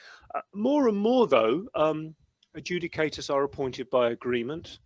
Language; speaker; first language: English; native; English